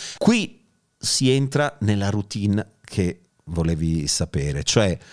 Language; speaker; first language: Italian; native; Italian